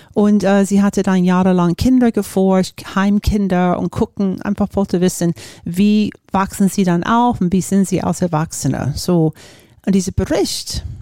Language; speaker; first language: German; non-native, fluent; English